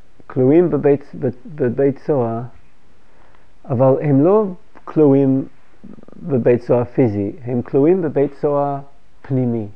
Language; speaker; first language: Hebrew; non-native, fluent; English